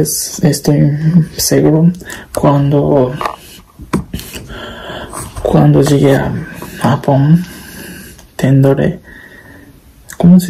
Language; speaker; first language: Spanish; non-native, learner; Japanese